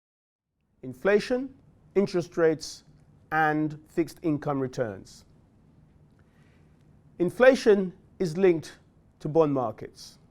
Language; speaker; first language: English; native; English